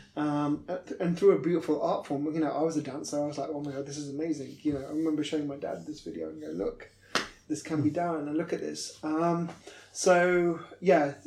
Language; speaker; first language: English; native; English